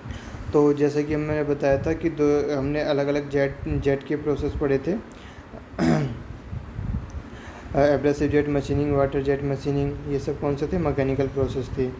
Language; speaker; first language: Hindi; native; Hindi